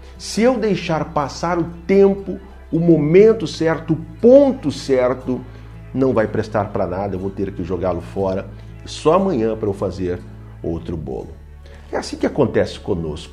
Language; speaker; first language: Portuguese; native; Portuguese